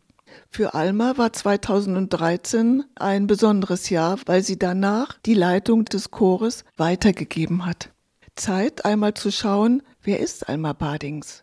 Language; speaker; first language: German; native; German